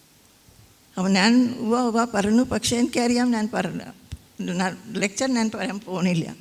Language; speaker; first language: Malayalam; non-native, fluent; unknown